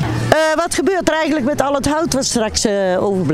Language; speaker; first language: Dutch; native; Dutch